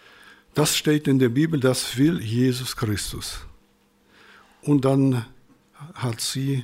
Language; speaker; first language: German; non-native, fluent; Russian